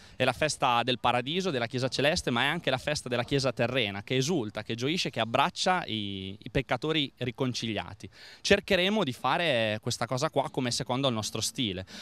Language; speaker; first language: Italian; non-native, fluent; Portuguese